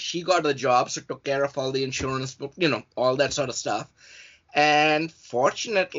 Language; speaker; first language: English; non-native, local second language; Urdu